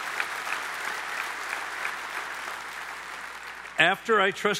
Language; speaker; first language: English; native; English